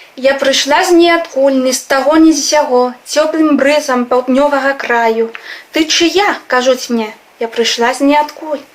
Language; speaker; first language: Belarusian; non-native, fluent; Spanish